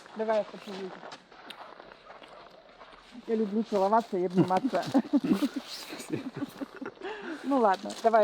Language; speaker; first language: Russian; native; Russian